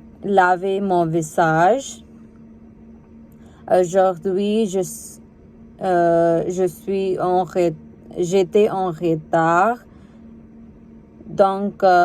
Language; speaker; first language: French; non-native, learner; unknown